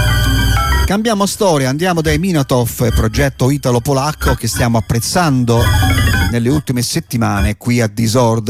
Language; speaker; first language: Italian; native; Italian